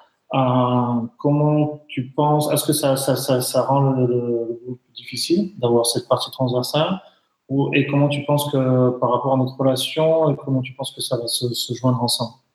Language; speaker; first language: French; native; French